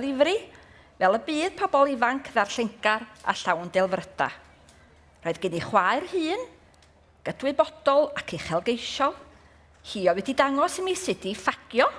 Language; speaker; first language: Welsh; native; Welsh